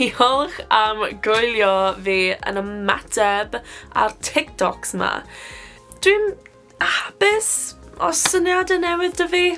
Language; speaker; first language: Welsh; non-native, local second language; English